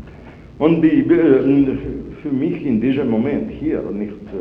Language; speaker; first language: German; non-native, fluent; Italian